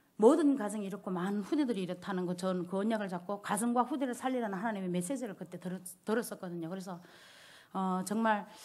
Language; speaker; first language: Korean; early bilingual, heritage; Korean